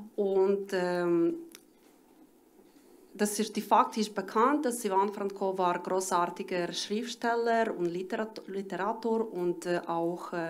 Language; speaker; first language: German; non-native, learner; Ukrainian